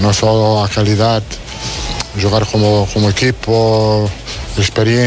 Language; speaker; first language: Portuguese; non-native, fluent; Italian